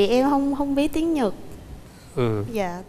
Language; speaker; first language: Vietnamese; native; Vietnamese